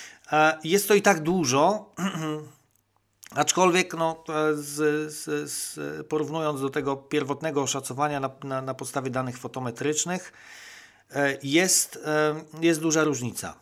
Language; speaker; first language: Polish; native; Polish